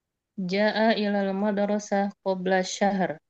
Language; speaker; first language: Arabic; non-native, learner; Indonesian